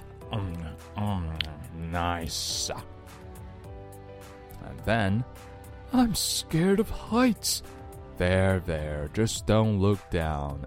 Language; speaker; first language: English; non-native, fluent; Chinese